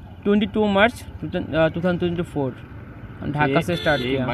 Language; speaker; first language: Hindi; non-native, learner; Bangla